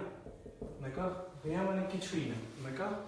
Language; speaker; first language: French; non-native, fluent; Bangla